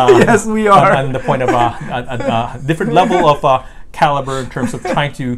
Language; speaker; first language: English; non-native, local second language; Filipino